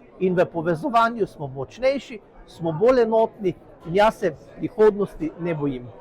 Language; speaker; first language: Slovenian; native; Slovenian